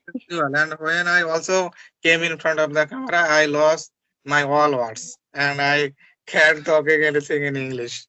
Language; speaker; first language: English; non-native, learner; Bangla